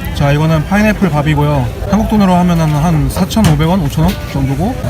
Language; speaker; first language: Korean; native; Korean